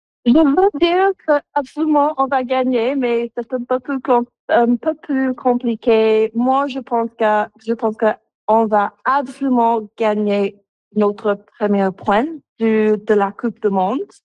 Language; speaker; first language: French; non-native, local second language; English